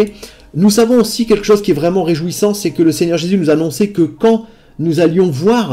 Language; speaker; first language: French; native; French